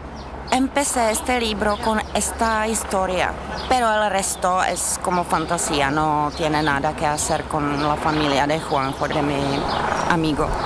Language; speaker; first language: Spanish; non-native, learner; Czech